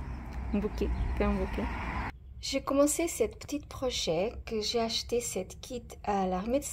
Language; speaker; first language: French; non-native, fluent; Portuguese